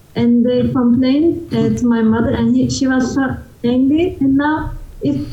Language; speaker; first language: English; non-native, fluent; Turkish